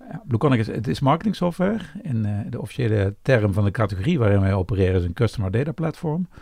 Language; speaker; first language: Dutch; native; Dutch